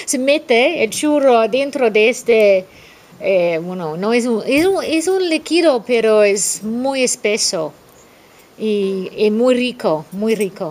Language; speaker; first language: Spanish; non-native, fluent; English